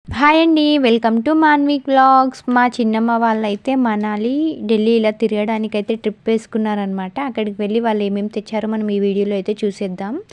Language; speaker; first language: Telugu; non-native, local second language; Lambadi